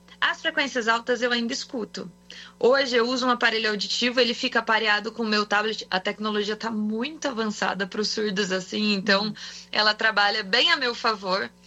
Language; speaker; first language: Portuguese; native; Portuguese